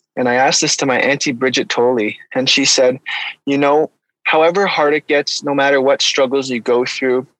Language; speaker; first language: English; native; English